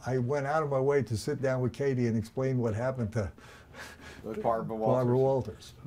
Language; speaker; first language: English; native; English